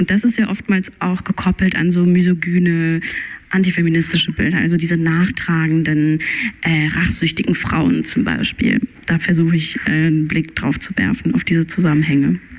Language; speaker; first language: German; early bilingual, other home language; Turkish